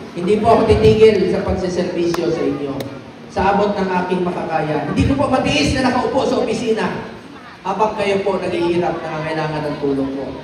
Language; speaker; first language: Filipino; non-native, local second language; Cebuano